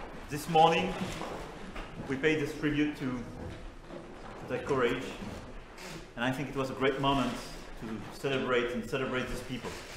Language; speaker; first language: English; non-native, fluent; French